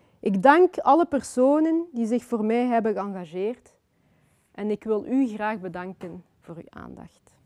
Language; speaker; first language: Dutch; early bilingual, other home language; Lingala